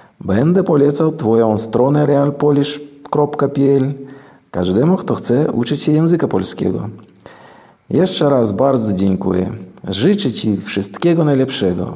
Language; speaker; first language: Polish; non-native, fluent; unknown